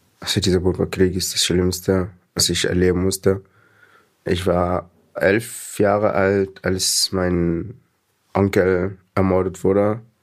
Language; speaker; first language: German; non-native, fluent; Arabic